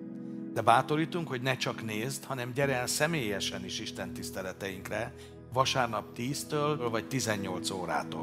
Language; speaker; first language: Hungarian; native; Hungarian